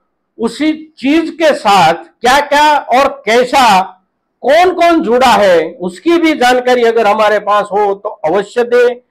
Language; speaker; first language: Hindi; non-native, local second language; Gujarati